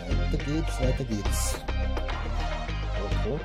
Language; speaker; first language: German; native; German